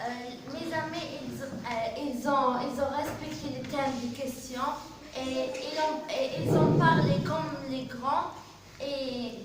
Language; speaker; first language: French; non-native, learner; Arabic